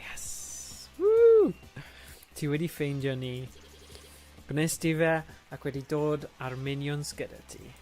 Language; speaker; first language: Welsh; non-native, local second language; English